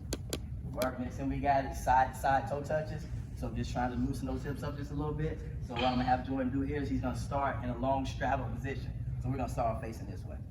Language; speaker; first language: English; native; English